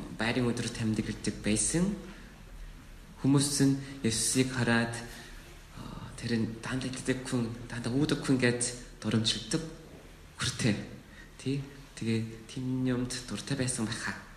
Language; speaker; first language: Mongolian; non-native, learner; Korean